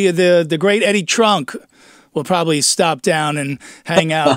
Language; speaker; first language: English; native; English